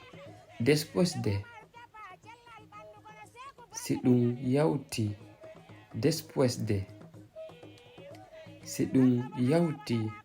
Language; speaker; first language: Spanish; non-native, fluent; Fula